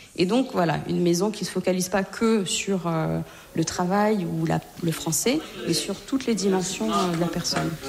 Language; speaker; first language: French; native; French